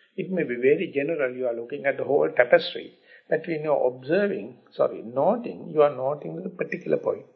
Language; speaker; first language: English; non-native, local second language; Sinhala